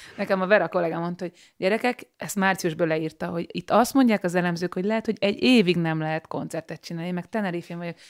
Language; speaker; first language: Hungarian; native; Hungarian